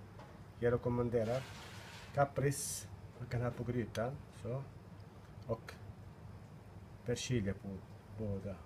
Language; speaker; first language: Swedish; non-native, fluent; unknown